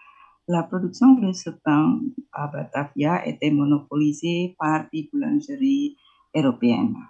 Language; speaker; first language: French; non-native, fluent; Indonesian